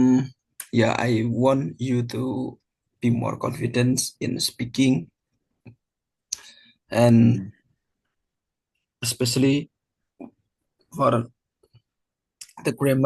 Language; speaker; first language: English; non-native, fluent; Indonesian